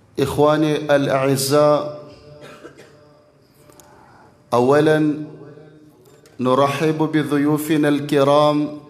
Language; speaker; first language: Arabic; non-native, fluent; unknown